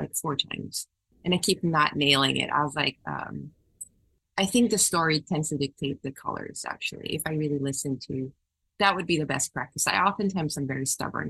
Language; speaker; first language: English; non-native, local second language; Filipino